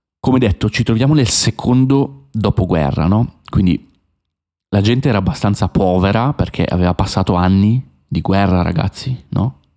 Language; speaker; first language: Italian; native; Italian